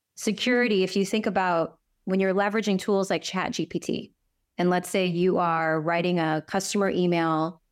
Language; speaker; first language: English; native; English